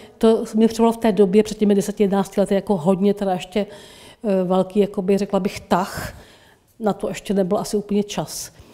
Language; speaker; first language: Czech; native; Czech